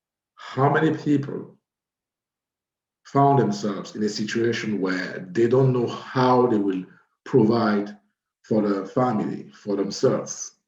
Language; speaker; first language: English; non-native, fluent; French